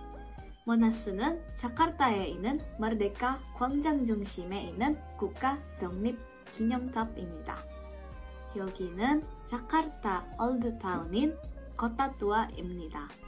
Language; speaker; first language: Korean; non-native, fluent; Indonesian